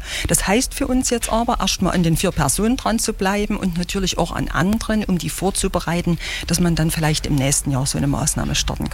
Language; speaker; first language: German; native; German